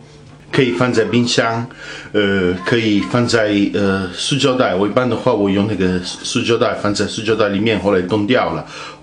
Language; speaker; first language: Chinese; non-native, fluent; Italian